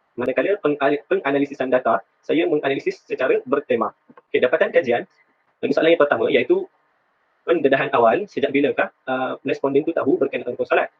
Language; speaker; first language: Malay; native; Malay